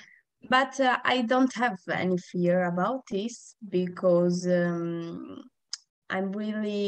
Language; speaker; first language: English; non-native, learner; Italian